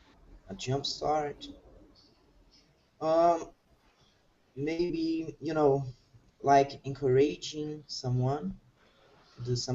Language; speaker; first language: English; non-native, learner; Portuguese